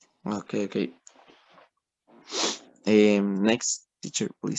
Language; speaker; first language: English; non-native, learner; Spanish